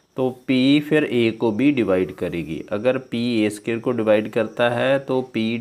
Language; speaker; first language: Hindi; non-native, local second language; Punjabi